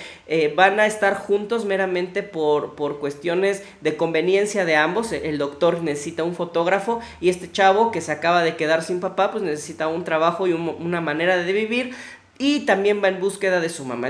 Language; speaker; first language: Spanish; native; Spanish